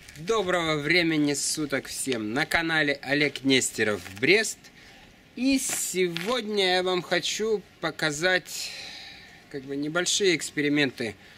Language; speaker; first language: Russian; native; Russian